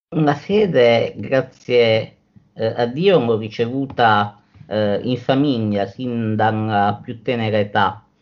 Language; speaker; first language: Italian; native; Italian